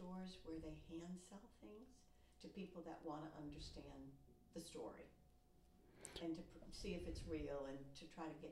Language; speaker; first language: English; native; English